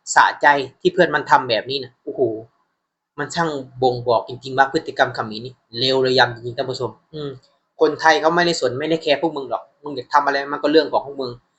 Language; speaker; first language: Thai; native; Thai